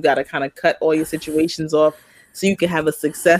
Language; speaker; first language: English; early bilingual, other home language; Spanish